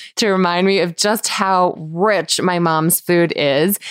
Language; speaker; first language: English; native; English